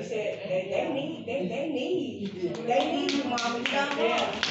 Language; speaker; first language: English; native; English